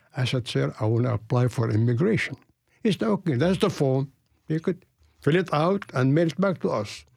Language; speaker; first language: English; non-native, fluent; Arabic